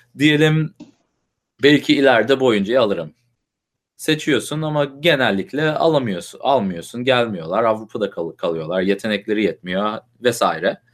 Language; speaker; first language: Turkish; native; Turkish